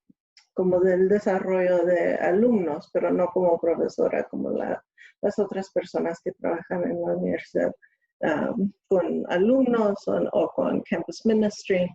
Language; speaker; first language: Spanish; early bilingual, other home language; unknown